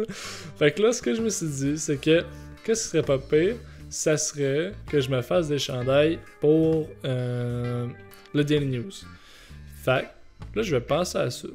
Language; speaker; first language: French; native; French